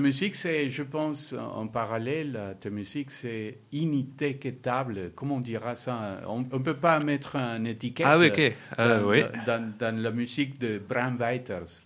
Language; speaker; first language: French; non-native, learner; Spanish